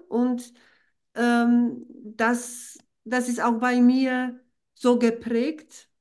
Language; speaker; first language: German; non-native, fluent; Polish